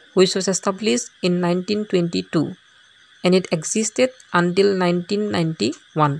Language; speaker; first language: English; non-native, local second language; Assamese